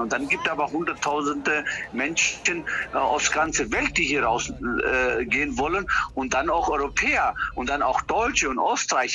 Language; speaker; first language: German; non-native, fluent; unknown